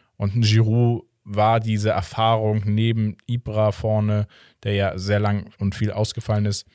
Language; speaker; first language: German; early bilingual, other home language; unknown